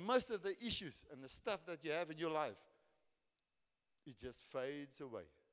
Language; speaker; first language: English; non-native, local second language; Afrikaans